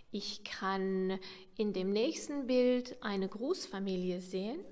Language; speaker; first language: German; non-native, fluent; English